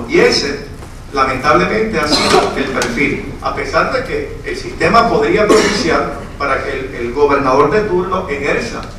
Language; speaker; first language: Spanish; native; Spanish